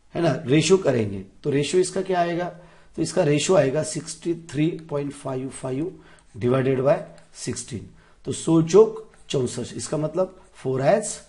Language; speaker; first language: Hindi; non-native, local second language; Marathi